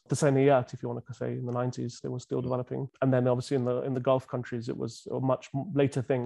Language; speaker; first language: English; native; English